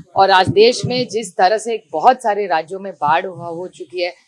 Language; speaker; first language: Hindi; non-native, local second language; Marathi